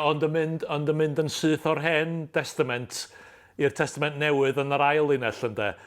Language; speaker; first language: Welsh; native; Welsh